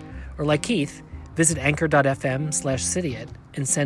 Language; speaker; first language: English; native; English